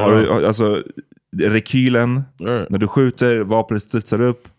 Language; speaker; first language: Swedish; native; Swedish